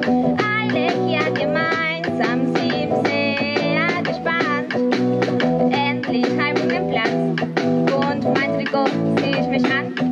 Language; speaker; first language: German; non-native, learner; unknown